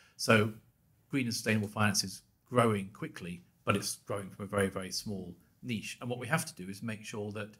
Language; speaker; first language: English; native; English